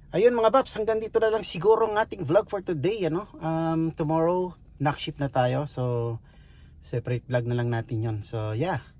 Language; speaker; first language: Filipino; native; Filipino